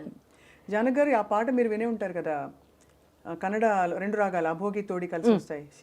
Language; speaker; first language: Telugu; native; Telugu